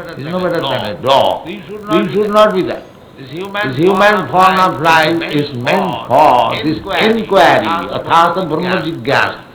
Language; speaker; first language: English; non-native, local second language; Bangla